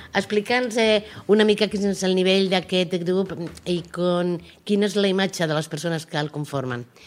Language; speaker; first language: Catalan; native; Catalan